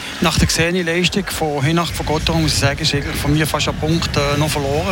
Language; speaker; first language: German; native; German